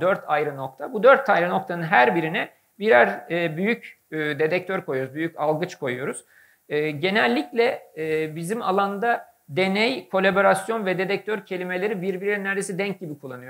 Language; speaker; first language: Turkish; native; Turkish